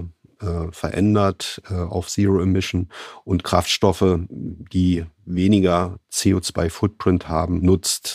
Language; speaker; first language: German; native; German